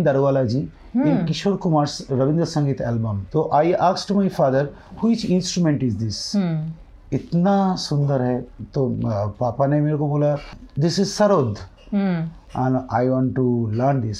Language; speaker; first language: English; non-native, local second language; Bangla